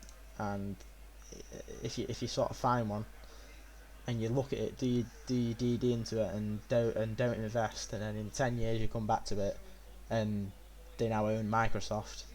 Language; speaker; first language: English; native; English